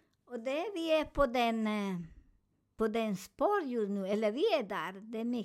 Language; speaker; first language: Swedish; non-native, learner; Spanish